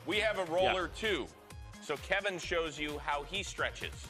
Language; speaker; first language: English; native; English